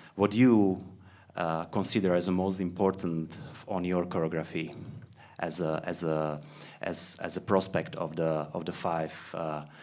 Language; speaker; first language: English; non-native, learner; Slovak